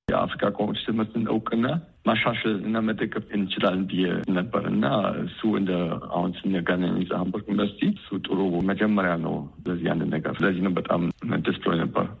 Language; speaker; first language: Amharic; non-native, fluent; German